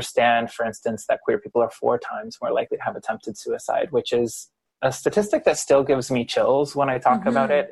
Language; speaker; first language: English; native; English